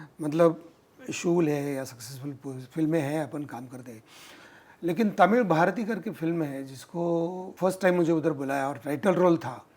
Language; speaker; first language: Hindi; non-native, local second language; Marathi